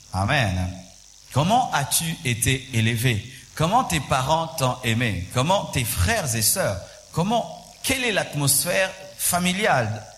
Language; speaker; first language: French; non-native, local second language; Swahili